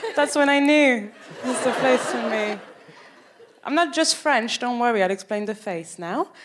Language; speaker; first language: English; non-native, fluent; French